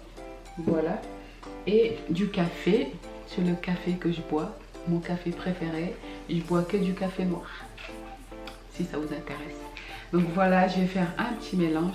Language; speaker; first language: French; early bilingual, other home language; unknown